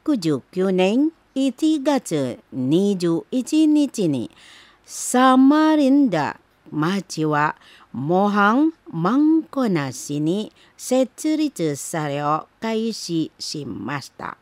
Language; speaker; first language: Japanese; non-native, learner; Indonesian